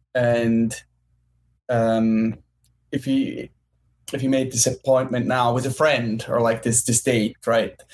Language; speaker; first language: English; non-native, fluent; German